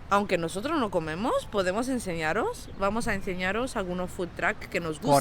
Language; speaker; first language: Spanish; non-native, local second language; Catalan